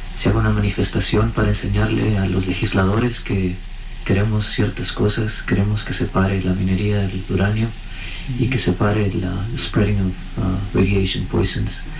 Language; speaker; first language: Spanish; early bilingual, heritage; Spanish